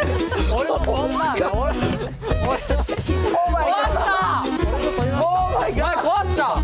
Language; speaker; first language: Japanese; native; Japanese